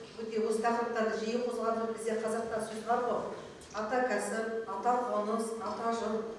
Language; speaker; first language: Kazakh; native; Kazakh